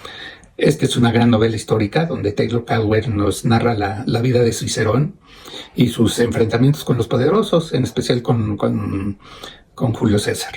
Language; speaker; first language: Spanish; native; Spanish